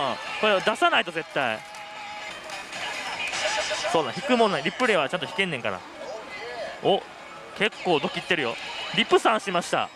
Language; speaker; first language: Japanese; native; Japanese